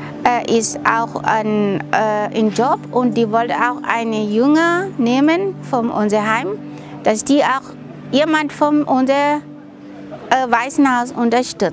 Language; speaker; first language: German; non-native, fluent; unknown